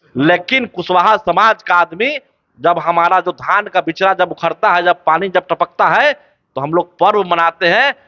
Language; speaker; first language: Hindi; native; Hindi